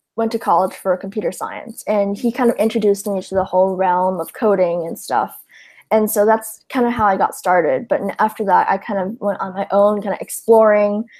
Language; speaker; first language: English; early bilingual, other home language; Cantonese